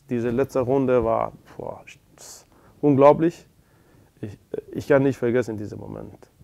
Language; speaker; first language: German; non-native, learner; Persian